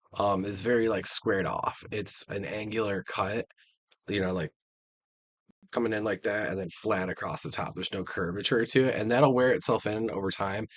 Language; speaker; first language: English; native; English